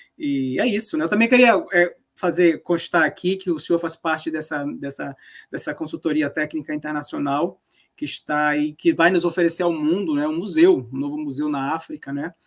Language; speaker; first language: Portuguese; native; Portuguese